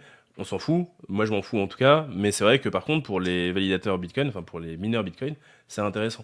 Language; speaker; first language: French; native; French